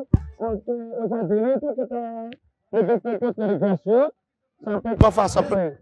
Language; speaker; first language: Indonesian; non-native, fluent; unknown